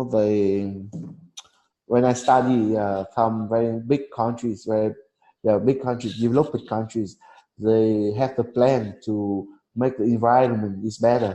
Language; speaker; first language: English; non-native, learner; Vietnamese